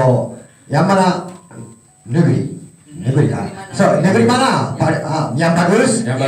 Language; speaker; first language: Indonesian; non-native, learner; Japanese